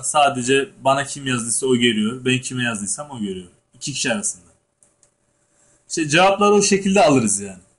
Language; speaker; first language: Turkish; native; Turkish